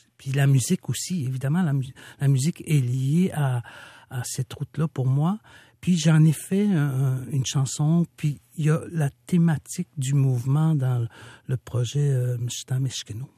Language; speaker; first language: French; non-native, local second language; Innu-aimun